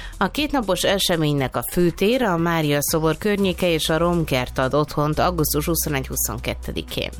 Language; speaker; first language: Hungarian; native; Hungarian